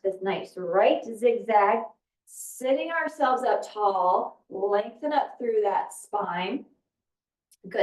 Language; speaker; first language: English; native; English